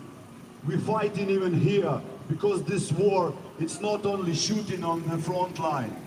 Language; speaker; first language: English; non-native, learner; Ukrainian